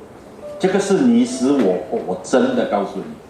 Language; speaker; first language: Chinese; early bilingual, heritage; Chinese